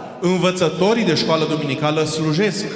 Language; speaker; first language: Romanian; non-native, fluent; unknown